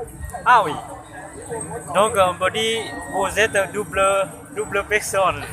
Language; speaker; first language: French; non-native, learner; Hmong